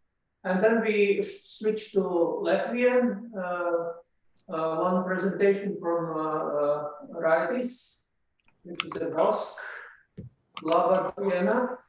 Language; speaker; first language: English; non-native, learner; Latvian